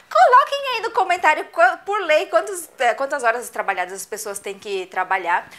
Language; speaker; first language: Portuguese; native; Portuguese